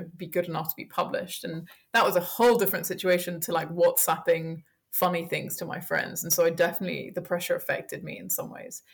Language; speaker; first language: English; early bilingual, heritage; French